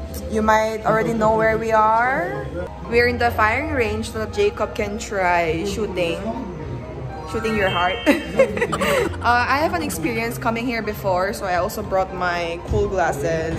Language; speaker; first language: English; non-native, local second language; Korean